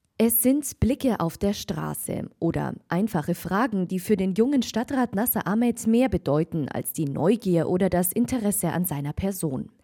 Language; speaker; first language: German; native; German